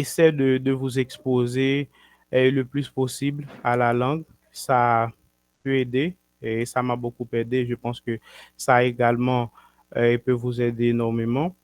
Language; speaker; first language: French; non-native, local second language; Haitian Creole